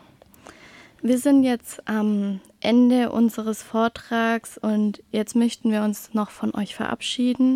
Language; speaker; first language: German; native; German